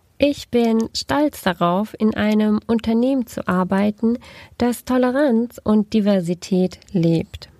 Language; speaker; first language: German; early bilingual, other home language; Turkish